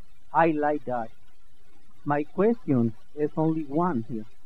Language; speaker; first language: English; non-native, learner; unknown